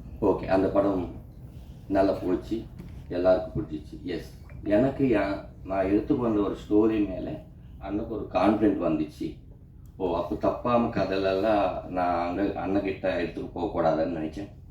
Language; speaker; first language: Tamil; non-native, local second language; Telugu